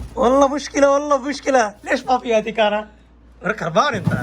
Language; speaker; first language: Arabic; non-native, learner; Telugu